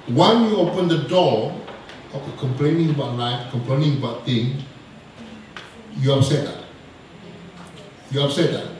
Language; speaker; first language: English; non-native, local second language; Malay